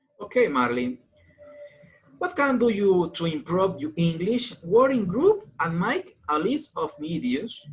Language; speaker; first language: English; non-native, learner; Spanish